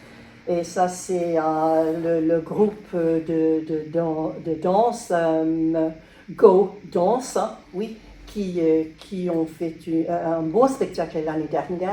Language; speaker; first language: French; non-native, learner; English